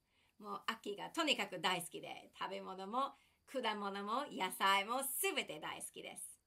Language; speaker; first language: Japanese; non-native, fluent; English